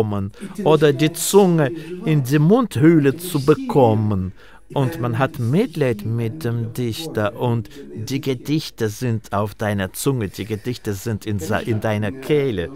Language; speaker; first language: German; non-native, fluent; Russian